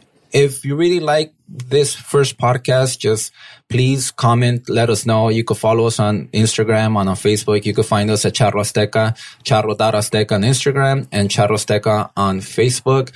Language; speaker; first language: English; early bilingual, other home language; Spanish